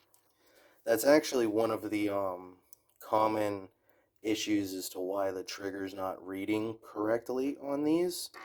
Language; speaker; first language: English; native; English